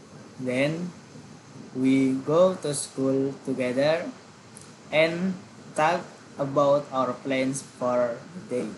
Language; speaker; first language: English; non-native, learner; Indonesian